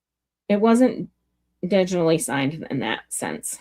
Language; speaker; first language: English; native; English